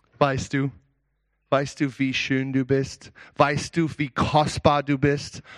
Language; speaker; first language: German; non-native, learner; English